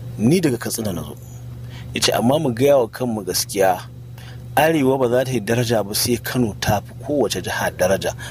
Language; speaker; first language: Hausa; native; Hausa